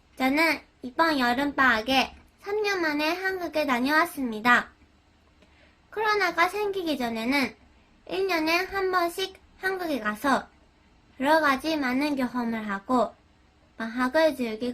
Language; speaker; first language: Korean; early bilingual, heritage; Korean